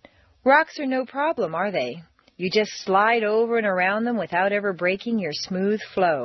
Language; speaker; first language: English; native; English